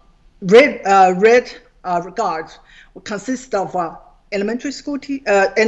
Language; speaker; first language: English; non-native, fluent; Chinese